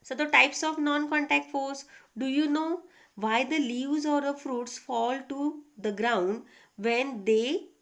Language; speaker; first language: English; non-native, local second language; Marathi